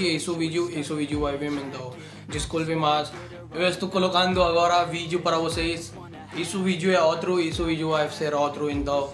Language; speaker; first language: Portuguese; non-native, learner; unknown